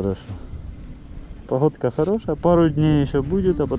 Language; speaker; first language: Russian; native; Russian